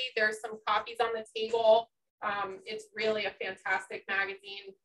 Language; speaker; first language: English; native; English